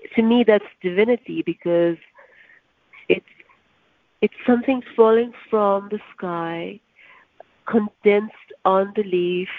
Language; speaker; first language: English; non-native, local second language; Urdu